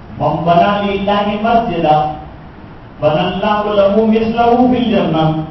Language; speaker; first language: Urdu; non-native, local second language; Gujarati